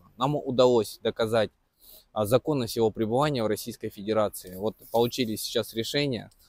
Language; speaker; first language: Russian; native; Russian